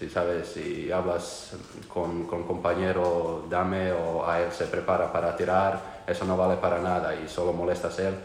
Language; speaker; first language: Spanish; non-native, learner; Croatian